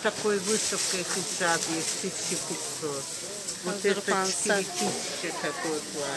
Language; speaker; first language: Russian; non-native, learner; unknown